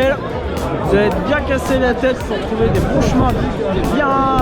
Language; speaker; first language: French; native; French